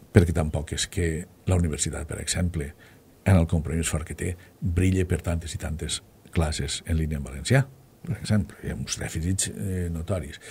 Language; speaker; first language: Catalan; native; Catalan